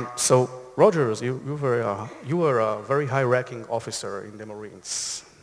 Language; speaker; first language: English; non-native, fluent; Hebrew